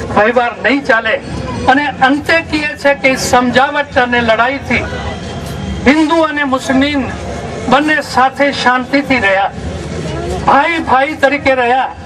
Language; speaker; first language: Gujarati; non-native, local second language; Sindhi